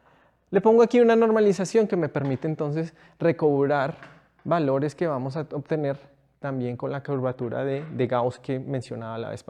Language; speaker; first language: Spanish; native; Spanish